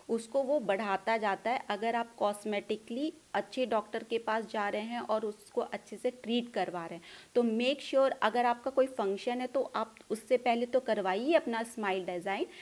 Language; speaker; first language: Hindi; non-native, local second language; Punjabi